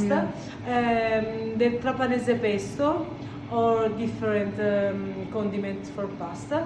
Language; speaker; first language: English; non-native, learner; Italian